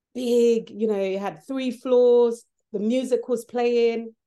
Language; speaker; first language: English; early bilingual, other home language; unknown